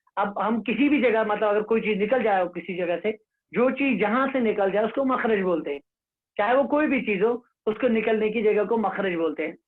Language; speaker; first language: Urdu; non-native, local second language; Kashmiri